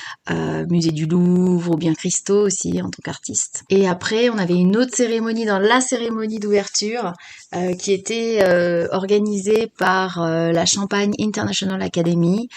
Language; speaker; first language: French; native; French